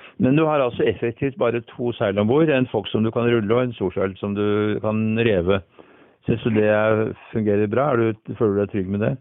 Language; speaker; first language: Norwegian; native; Norwegian